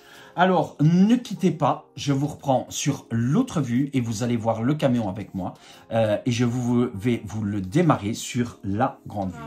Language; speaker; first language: French; native; French